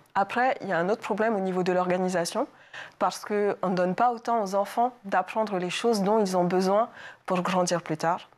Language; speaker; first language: French; native; French